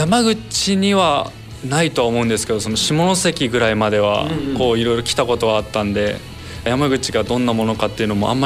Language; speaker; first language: Japanese; native; Japanese